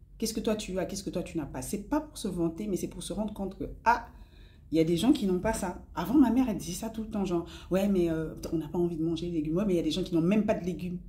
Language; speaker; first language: French; non-native, local second language; Lingala